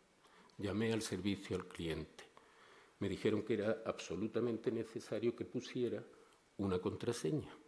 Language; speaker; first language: Spanish; native; Spanish